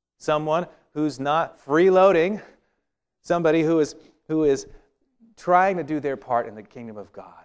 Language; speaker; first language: English; native; English